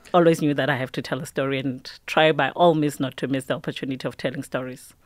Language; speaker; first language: English; non-native, local second language; Tswana